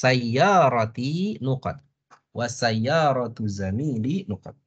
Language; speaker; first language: Arabic; non-native, fluent; Indonesian